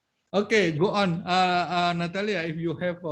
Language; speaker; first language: English; non-native, learner; Indonesian